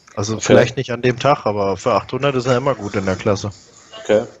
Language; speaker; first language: German; native; German